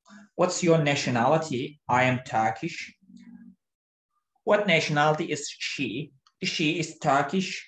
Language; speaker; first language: English; non-native, fluent; Turkish